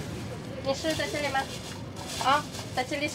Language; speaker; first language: Chinese; non-native, learner; Indonesian